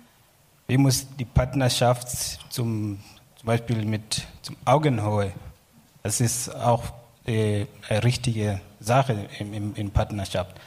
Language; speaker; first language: German; non-native, learner; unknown